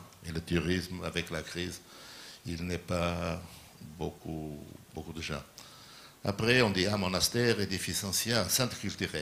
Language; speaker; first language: French; non-native, learner; Portuguese